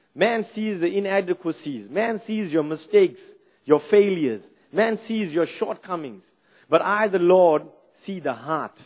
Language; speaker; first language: English; native; English